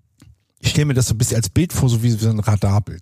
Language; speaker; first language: German; native; German